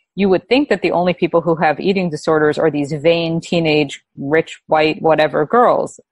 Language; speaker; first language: English; native; English